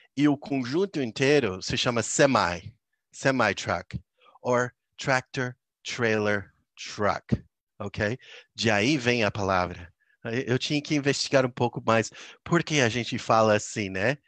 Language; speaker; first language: Portuguese; non-native, fluent; English